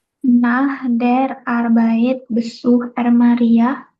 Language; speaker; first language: German; non-native, learner; Indonesian